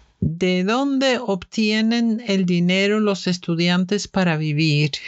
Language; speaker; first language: Spanish; non-native, fluent; Norwegian